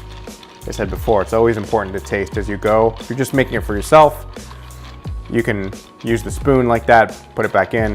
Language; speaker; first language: English; native; English